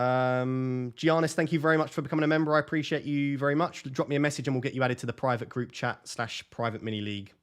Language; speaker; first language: English; native; English